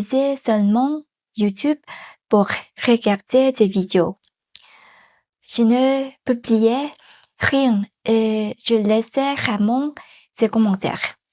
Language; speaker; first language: French; non-native, learner; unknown